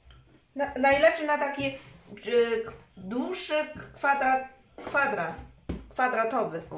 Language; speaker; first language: Polish; non-native, learner; Chinese